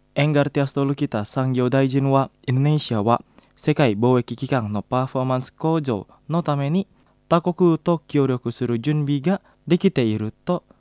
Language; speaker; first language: Japanese; non-native, fluent; Indonesian